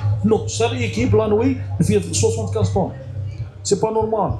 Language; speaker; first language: French; non-native, learner; Arabic